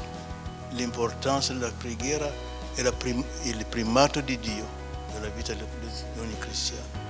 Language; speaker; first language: Italian; non-native, fluent; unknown